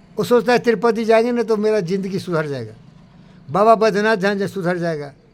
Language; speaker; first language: Hindi; native; Hindi